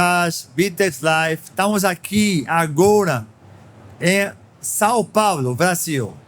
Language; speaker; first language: Portuguese; non-native, fluent; Spanish